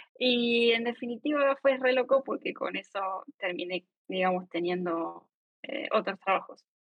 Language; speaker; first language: Spanish; native; Spanish